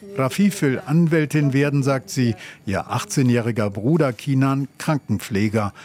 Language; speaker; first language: German; native; German